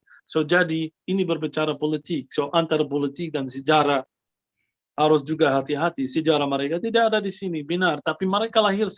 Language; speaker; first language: Indonesian; non-native, fluent; Arabic